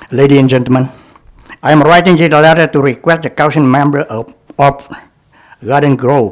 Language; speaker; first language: English; non-native, learner; Vietnamese